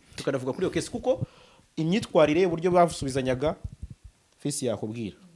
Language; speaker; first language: Kinyarwanda; native; Kinyarwanda